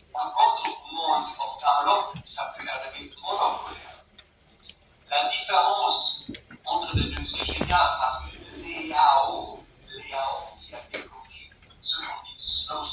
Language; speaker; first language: French; non-native, fluent; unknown